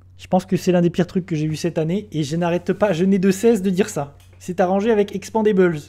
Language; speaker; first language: French; native; French